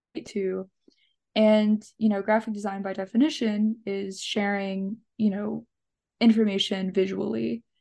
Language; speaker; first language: English; native; English